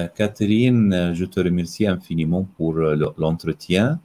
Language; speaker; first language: French; non-native, fluent; Arabic